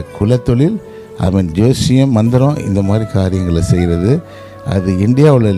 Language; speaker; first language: Tamil; native; Tamil